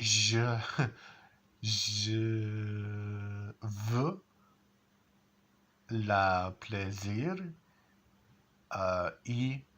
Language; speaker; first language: French; non-native, learner; English